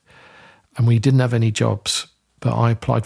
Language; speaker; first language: English; native; English